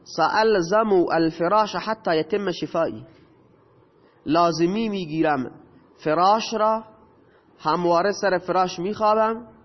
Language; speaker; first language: Persian; non-native, local second language; Baluchi